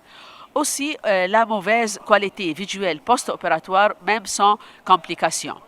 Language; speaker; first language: French; non-native, local second language; Arabic